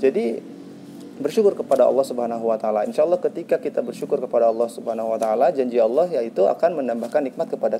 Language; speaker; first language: Indonesian; native; Indonesian